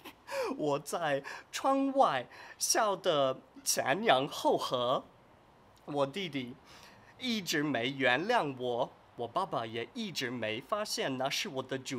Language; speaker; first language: Chinese; non-native, fluent; English